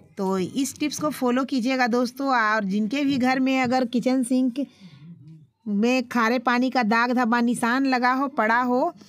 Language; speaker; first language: Hindi; native; Hindi